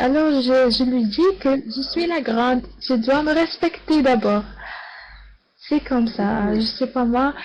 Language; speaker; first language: French; non-native, learner; Arabic